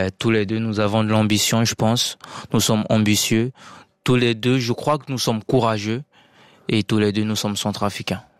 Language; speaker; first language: French; non-native, local second language; Sango